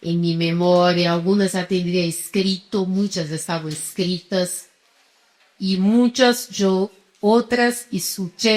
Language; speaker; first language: Spanish; non-native, fluent; Portuguese